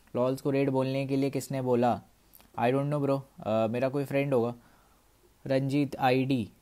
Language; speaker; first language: Hindi; native; Hindi